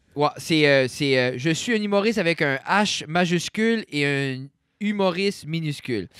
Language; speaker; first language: French; native; French